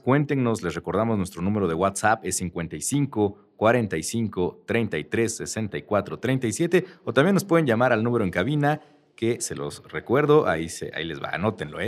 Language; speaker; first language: Spanish; native; Spanish